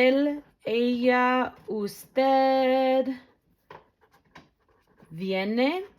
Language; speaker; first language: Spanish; non-native, fluent; English